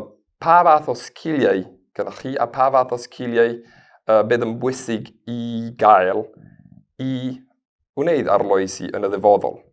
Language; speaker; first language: Welsh; non-native, learner; Spanish